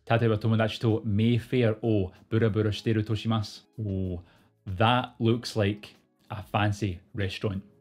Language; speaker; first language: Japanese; non-native, fluent; English